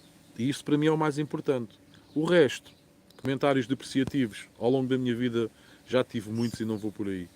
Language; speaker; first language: Portuguese; native; Portuguese